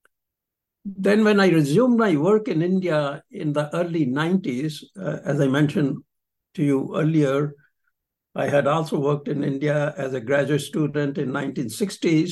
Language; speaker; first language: English; non-native, local second language; Punjabi